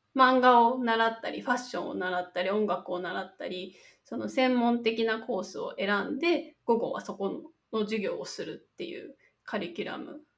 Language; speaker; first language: Japanese; native; Japanese